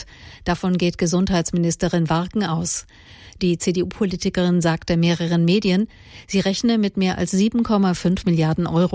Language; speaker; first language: German; native; German